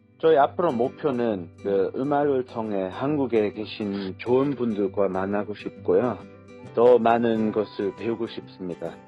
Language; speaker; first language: Korean; non-native, fluent; English